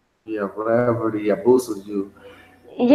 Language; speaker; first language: English; non-native, learner; Spanish